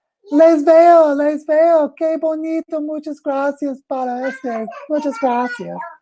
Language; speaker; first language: Spanish; non-native, learner; English